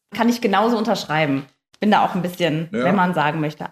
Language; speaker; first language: German; native; German